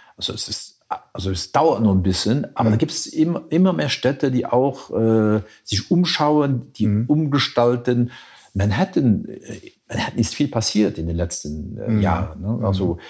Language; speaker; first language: German; non-native, local second language; Luxembourgish